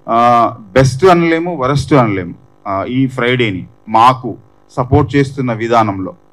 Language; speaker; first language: Telugu; native; Telugu